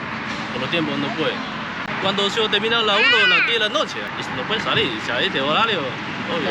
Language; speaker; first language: Spanish; non-native, learner; Chinese